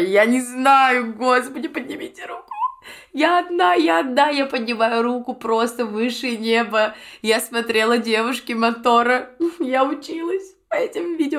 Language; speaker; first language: Russian; native; Russian